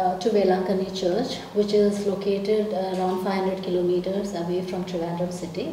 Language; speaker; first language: English; non-native, local second language; Malayalam